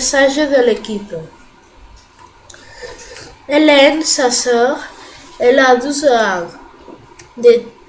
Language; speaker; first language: French; non-native, learner; Catalan